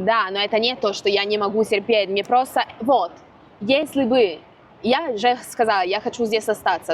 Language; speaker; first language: Russian; non-native, fluent; Italian